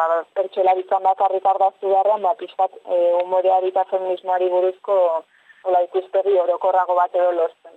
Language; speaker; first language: Basque; native; Basque